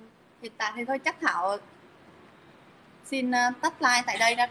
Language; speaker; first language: Vietnamese; native; Vietnamese